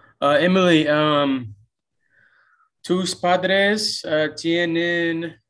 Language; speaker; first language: Spanish; non-native, fluent; English